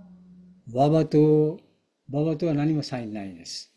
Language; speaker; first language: Japanese; non-native, fluent; Bangla